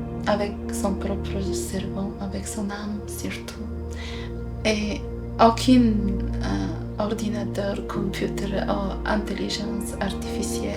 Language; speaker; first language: French; non-native, fluent; Bulgarian